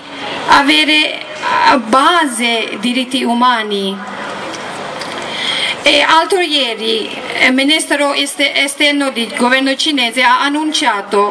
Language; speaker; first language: Italian; non-native, learner; Tibetan